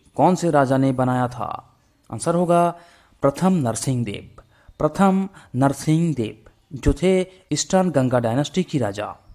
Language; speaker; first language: Hindi; non-native, local second language; Bangla